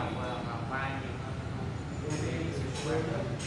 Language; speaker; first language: Vietnamese; native; Vietnamese